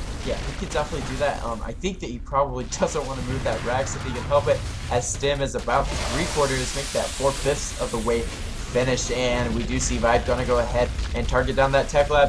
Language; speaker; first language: English; native; English